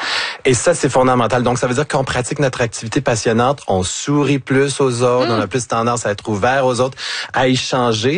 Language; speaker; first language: French; native; French